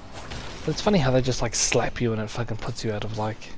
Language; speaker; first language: English; native; English